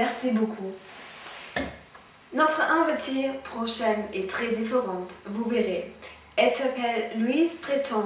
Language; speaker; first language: French; non-native, learner; German